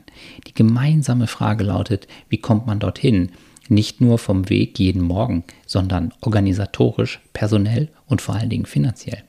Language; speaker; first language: German; native; German